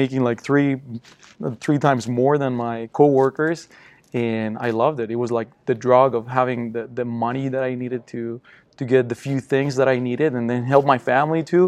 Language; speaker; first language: English; non-native, fluent; Spanish